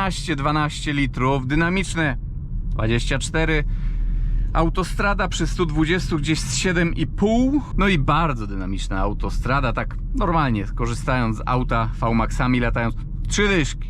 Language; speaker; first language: Polish; native; Polish